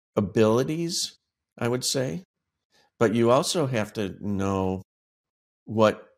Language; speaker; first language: English; native; English